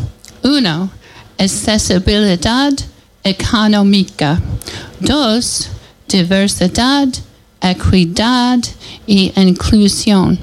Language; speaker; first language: Spanish; non-native, learner; English